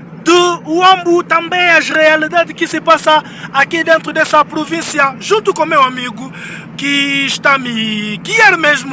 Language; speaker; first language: Portuguese; non-native, learner; Lingala